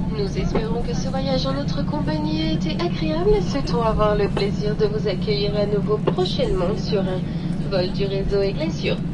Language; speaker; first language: French; native; French